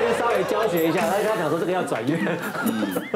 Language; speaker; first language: Chinese; native; Chinese